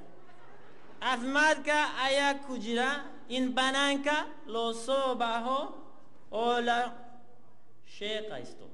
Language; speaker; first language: Somali; non-native, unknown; Spanish